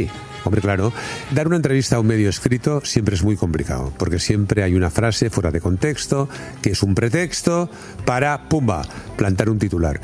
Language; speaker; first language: Spanish; native; Spanish